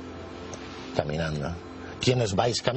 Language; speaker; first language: Spanish; native; Spanish